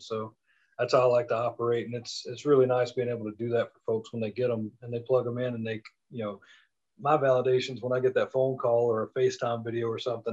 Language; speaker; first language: English; native; English